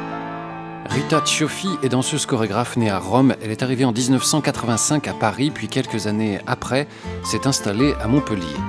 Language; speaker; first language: French; native; French